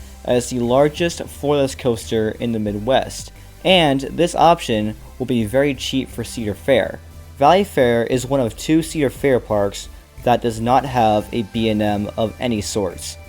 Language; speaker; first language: English; native; English